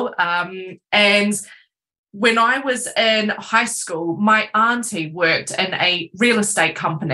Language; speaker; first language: English; native; English